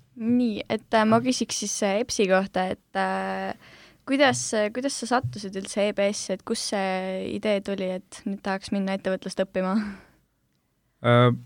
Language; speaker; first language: Estonian; native; Estonian